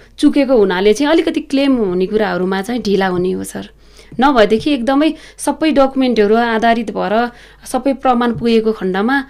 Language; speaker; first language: Nepali; native; Nepali